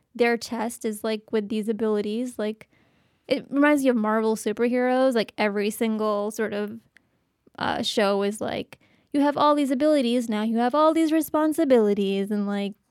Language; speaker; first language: English; early bilingual, other home language; Urdu